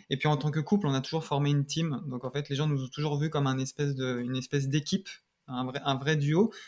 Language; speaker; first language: French; native; French